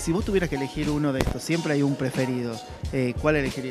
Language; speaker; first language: Spanish; native; Spanish